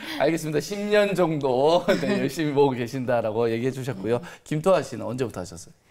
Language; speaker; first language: Korean; native; Korean